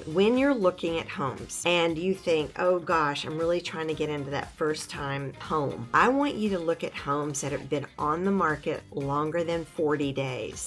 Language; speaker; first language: English; native; English